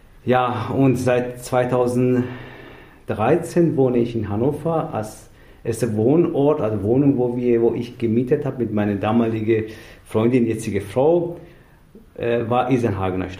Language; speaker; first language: German; non-native, fluent; Persian